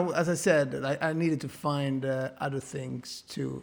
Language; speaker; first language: English; non-native, fluent; Swedish